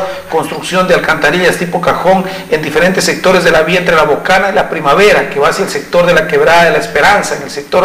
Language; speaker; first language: Spanish; native; Spanish